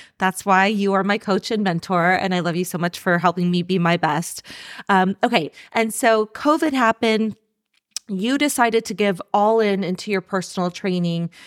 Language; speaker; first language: English; native; English